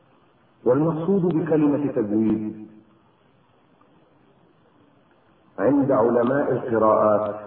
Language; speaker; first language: Arabic; native; Arabic